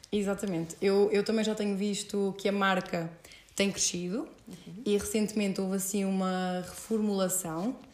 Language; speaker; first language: Portuguese; early bilingual, heritage; Portuguese